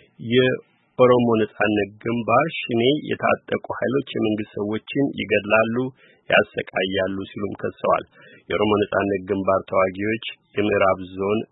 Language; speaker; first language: Amharic; native; Amharic